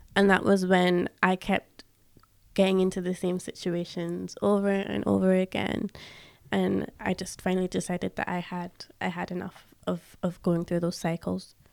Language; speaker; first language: English; early bilingual, other home language; Yoruba